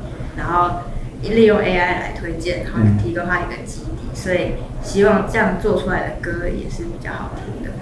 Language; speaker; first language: Chinese; native; Chinese